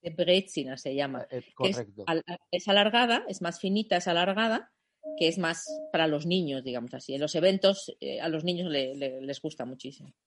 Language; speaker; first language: Spanish; non-native, fluent; German